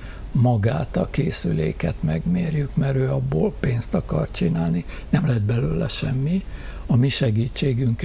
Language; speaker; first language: Hungarian; native; Hungarian